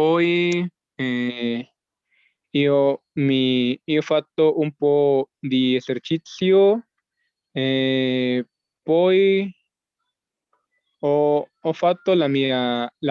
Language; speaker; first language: Italian; non-native, learner; Spanish